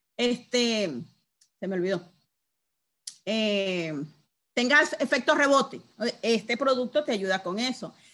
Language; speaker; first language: Spanish; native; Spanish